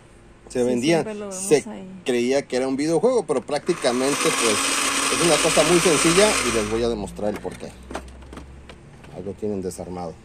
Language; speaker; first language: Spanish; native; Spanish